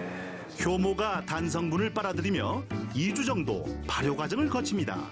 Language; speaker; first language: Korean; native; Korean